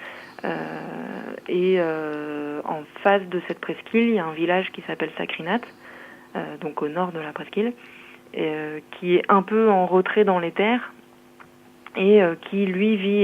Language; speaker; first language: French; native; French